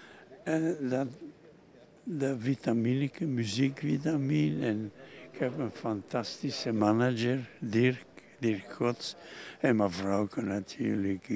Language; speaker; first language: Dutch; non-native, local second language; French